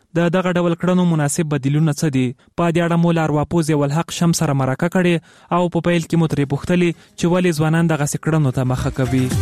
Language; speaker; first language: Pashto; native; Pashto